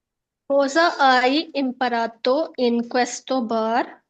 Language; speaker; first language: Italian; non-native, learner; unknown